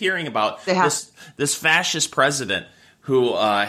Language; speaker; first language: English; native; English